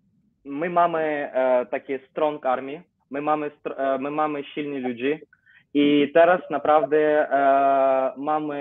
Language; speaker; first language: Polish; non-native, learner; Ukrainian